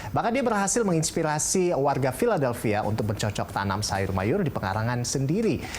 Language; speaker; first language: Indonesian; native; Indonesian